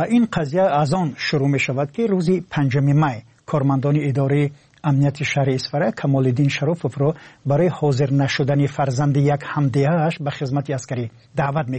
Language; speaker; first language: Persian; native; Persian